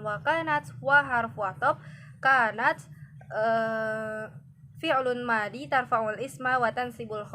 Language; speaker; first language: Arabic; non-native, learner; Indonesian